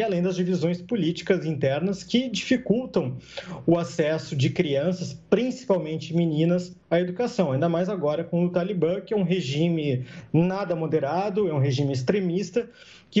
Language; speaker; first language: Portuguese; native; Portuguese